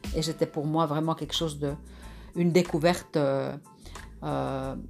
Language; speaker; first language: French; non-native, fluent; Finnish